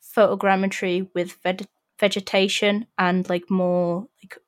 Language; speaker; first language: English; native; English